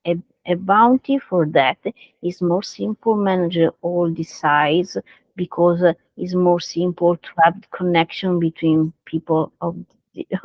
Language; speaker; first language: English; non-native, learner; Italian